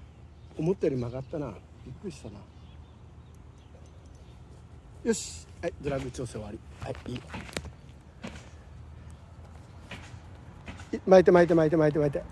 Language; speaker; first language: Japanese; native; Japanese